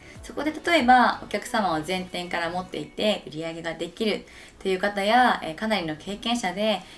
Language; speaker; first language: Japanese; native; Japanese